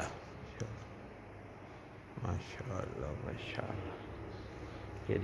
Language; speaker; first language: Arabic; non-native, learner; Urdu